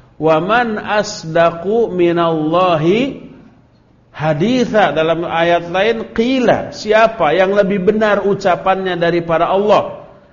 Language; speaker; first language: Indonesian; non-native, local second language; Sundanese